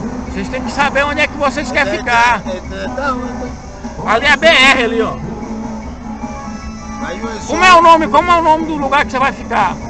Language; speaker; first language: Portuguese; native; Portuguese